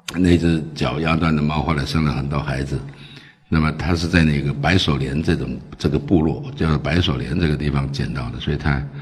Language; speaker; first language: Chinese; early bilingual, other home language; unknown